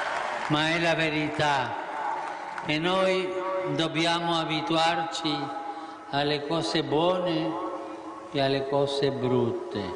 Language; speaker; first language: Italian; non-native, fluent; Spanish